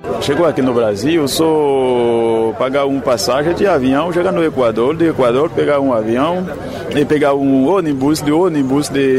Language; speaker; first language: Portuguese; non-native, learner; Haitian Creole